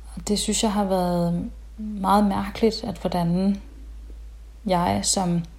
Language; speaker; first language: Danish; early bilingual, other home language; Tamil